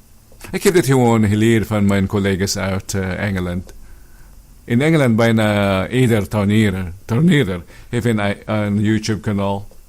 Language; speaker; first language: Dutch; non-native, fluent; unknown